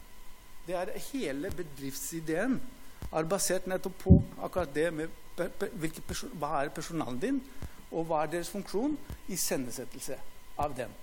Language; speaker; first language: Norwegian; non-native, fluent; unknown